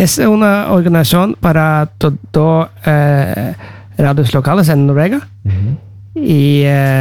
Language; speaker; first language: Spanish; non-native, learner; Norwegian